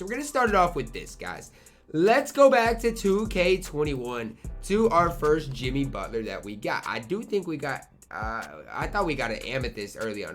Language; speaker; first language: English; native; English